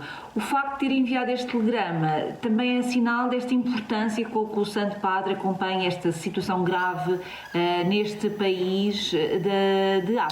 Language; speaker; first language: Portuguese; native; Portuguese